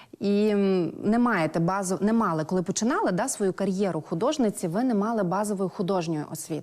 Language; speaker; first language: Ukrainian; native; Ukrainian